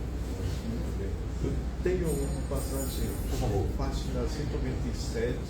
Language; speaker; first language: Portuguese; non-native, fluent; Spanish